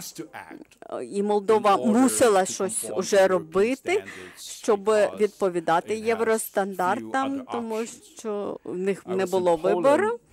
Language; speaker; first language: Ukrainian; non-native, fluent; English